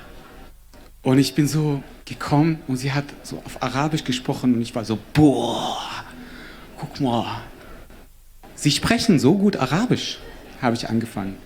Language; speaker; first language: German; non-native, fluent; Arabic